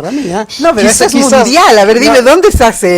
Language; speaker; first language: Spanish; native; Spanish